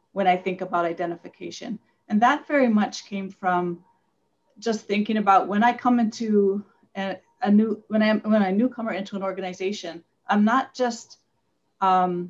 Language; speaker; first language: English; native; English